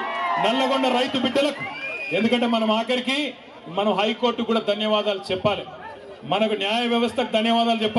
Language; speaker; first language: Telugu; native; Telugu